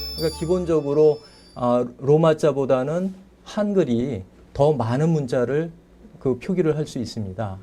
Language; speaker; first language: Korean; native; Korean